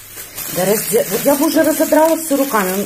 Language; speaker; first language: Russian; native; Russian